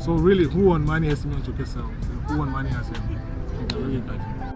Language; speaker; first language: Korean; non-native, learner; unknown